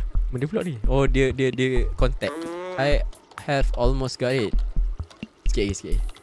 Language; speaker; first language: English; non-native, local second language; Malay